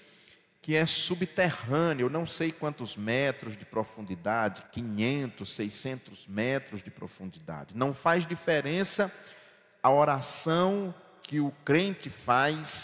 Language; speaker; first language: Portuguese; native; Portuguese